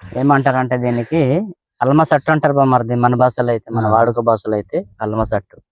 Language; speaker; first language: Telugu; non-native, local second language; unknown